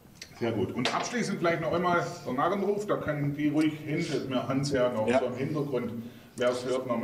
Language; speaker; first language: German; native; German